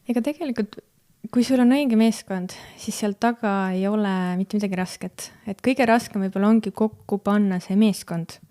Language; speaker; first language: Estonian; native; Estonian